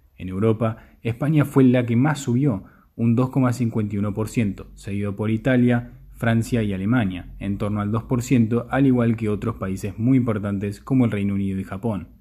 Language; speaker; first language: Spanish; native; Spanish